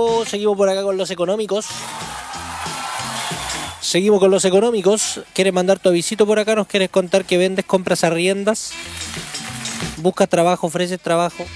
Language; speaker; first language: Spanish; native; Spanish